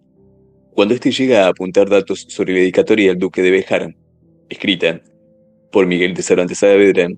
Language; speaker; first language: Spanish; native; Spanish